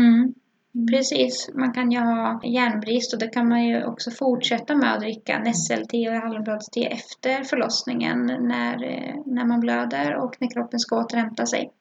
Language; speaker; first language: Swedish; native; Swedish